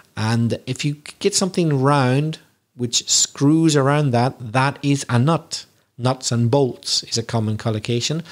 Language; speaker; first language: English; native; English